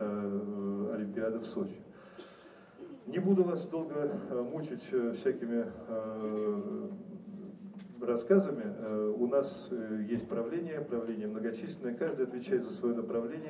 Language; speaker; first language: Russian; native; Russian